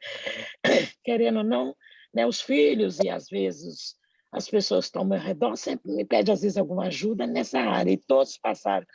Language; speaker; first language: Portuguese; native; Portuguese